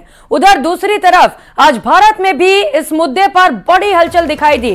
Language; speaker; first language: Hindi; native; Hindi